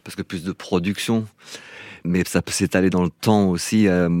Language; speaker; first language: French; non-native, fluent; English